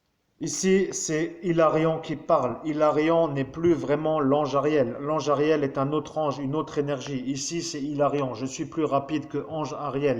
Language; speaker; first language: French; native; French